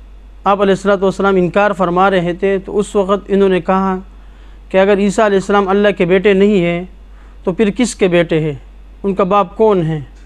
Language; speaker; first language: Urdu; native; Urdu